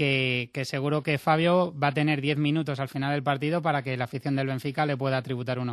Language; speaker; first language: Spanish; native; Spanish